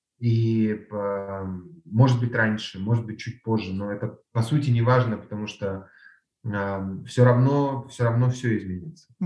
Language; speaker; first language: Russian; native; Russian